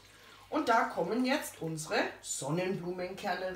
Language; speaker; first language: German; native; German